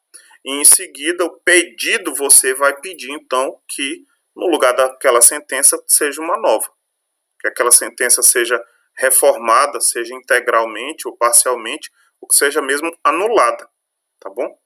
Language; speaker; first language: Portuguese; native; Portuguese